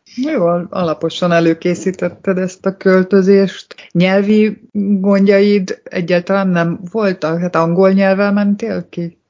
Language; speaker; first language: Hungarian; native; Hungarian